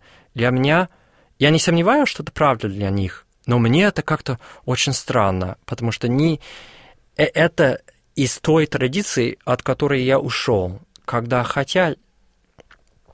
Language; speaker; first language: Russian; non-native, fluent; English